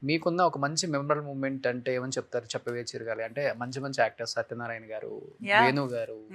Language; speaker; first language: Telugu; native; Telugu